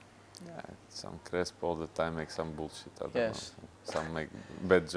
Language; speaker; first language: English; non-native, fluent; Russian